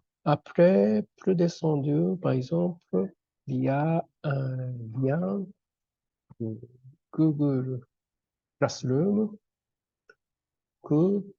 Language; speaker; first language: French; non-native, fluent; Japanese